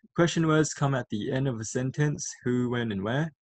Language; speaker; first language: English; non-native, fluent; Thai